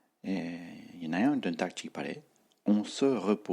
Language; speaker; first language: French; non-native, fluent; Tibetan